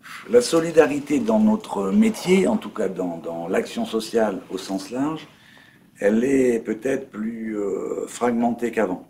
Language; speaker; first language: French; native; French